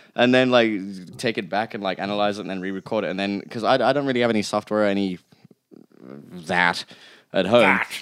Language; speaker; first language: English; native; English